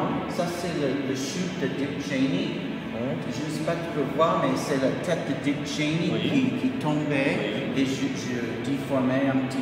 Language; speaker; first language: French; non-native, fluent; English